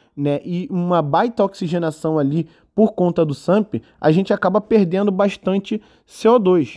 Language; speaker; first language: Portuguese; native; Portuguese